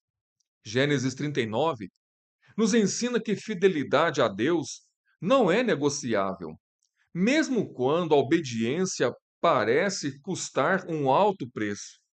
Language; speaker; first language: Portuguese; native; Portuguese